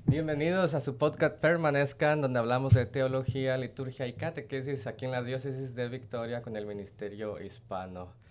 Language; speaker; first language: Spanish; native; Spanish